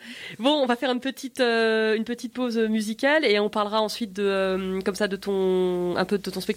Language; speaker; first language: French; native; French